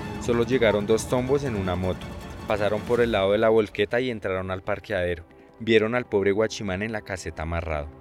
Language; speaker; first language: Spanish; native; Spanish